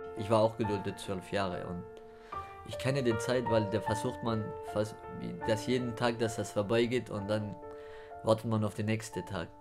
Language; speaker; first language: German; non-native, fluent; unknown